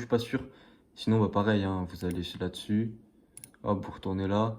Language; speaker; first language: French; native; French